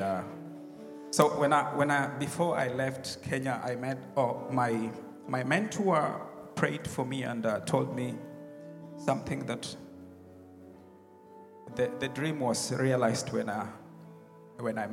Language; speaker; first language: English; non-native, local second language; Luo (Kenya and Tanzania)